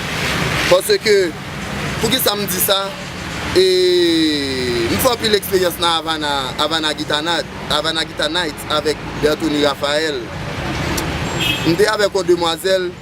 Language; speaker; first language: French; non-native, learner; Haitian Creole